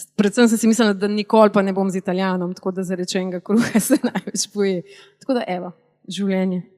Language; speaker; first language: Slovenian; native; Slovenian